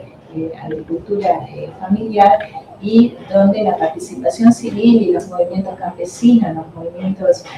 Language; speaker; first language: Spanish; native; Spanish